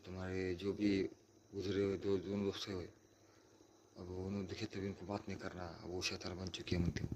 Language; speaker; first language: Hindi; non-native, local second language; Marathi